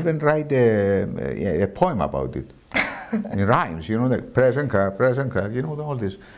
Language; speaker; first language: English; non-native, fluent; Greek